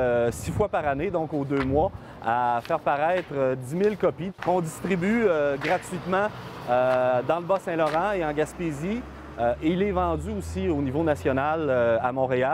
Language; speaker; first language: French; native; French